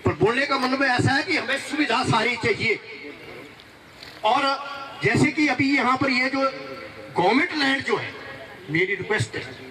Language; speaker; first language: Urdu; non-native, local second language; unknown